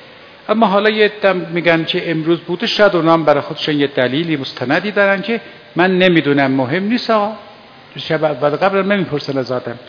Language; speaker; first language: Persian; native; Persian